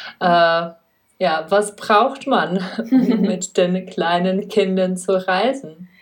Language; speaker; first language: German; non-native, fluent; Czech